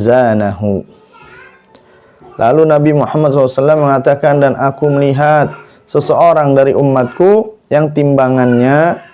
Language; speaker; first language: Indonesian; native; Indonesian